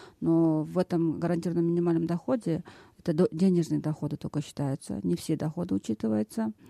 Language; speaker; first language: Russian; non-native, local second language; Kyrgyz